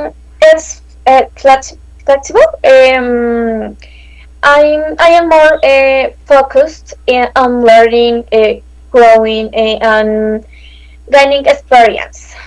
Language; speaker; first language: English; non-native, learner; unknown